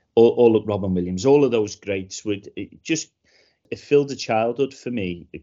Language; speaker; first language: English; native; English